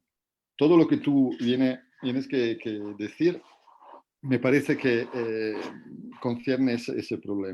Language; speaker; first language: Spanish; non-native, fluent; Italian